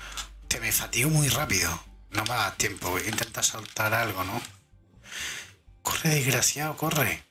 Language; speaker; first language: Spanish; native; Spanish